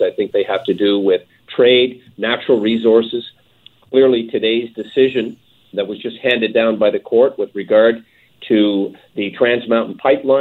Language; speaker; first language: English; native; English